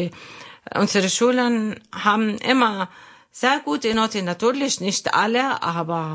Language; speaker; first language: German; non-native, learner; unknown